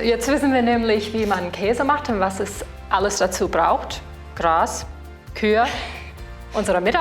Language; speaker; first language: German; native; German